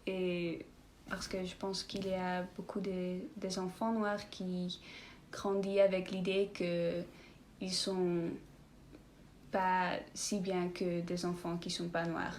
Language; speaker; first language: French; non-native, learner; Dutch